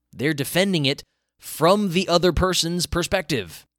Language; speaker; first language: English; native; English